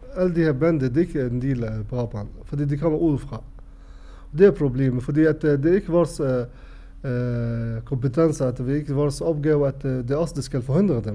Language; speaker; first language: Danish; non-native, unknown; Arabic